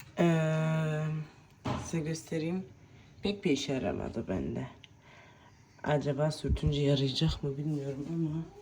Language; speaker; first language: Turkish; early bilingual, heritage; Turkish